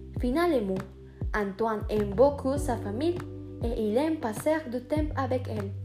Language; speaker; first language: French; non-native, learner; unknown